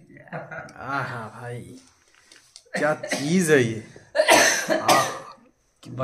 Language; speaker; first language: Hindi; non-native, local second language; Bangla